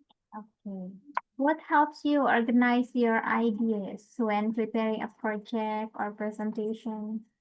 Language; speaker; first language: English; non-native, fluent; Indonesian